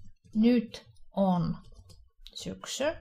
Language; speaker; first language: Finnish; non-native, fluent; Russian